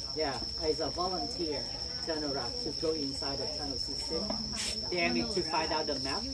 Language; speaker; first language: English; non-native, fluent; Vietnamese